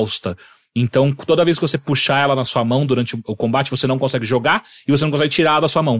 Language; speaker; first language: Portuguese; native; Portuguese